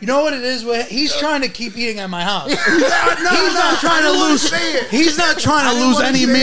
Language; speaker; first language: English; early bilingual, other home language; Italian